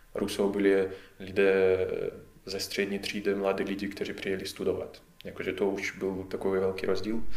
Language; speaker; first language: Czech; non-native, fluent; Russian